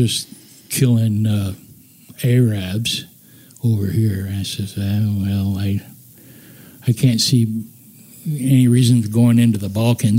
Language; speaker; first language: English; native; English